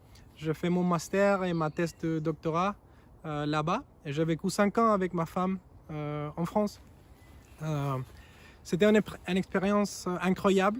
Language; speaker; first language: French; non-native, fluent; Spanish